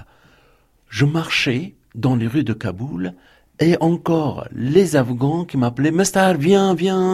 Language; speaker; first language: French; non-native, fluent; Persian